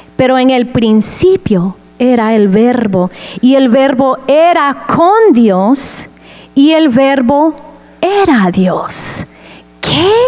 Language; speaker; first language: Spanish; non-native, fluent; English